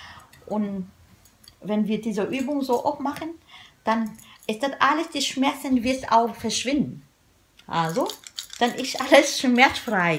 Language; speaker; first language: German; non-native, learner; Vietnamese